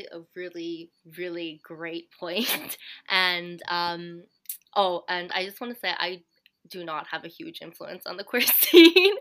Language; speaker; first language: English; native; English